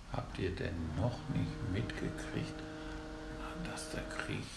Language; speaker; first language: German; native; German